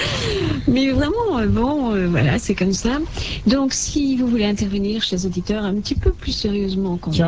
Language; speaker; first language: French; native; French